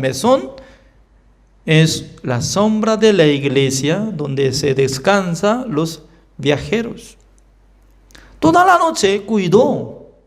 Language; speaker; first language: Spanish; non-native, fluent; Korean